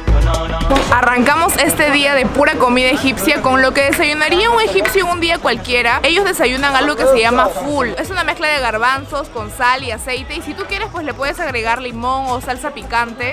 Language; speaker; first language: Spanish; native; Spanish